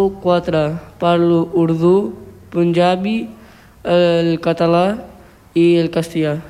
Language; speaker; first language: Catalan; early bilingual, other home language; Urdu